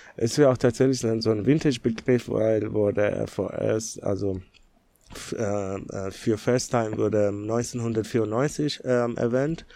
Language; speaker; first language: German; non-native, fluent; Persian